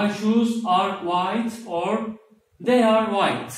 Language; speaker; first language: English; non-native, fluent; Turkish